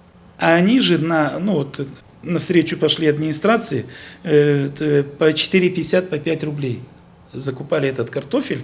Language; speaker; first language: Russian; native; Russian